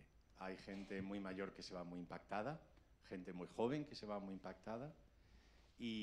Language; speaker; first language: Spanish; native; Spanish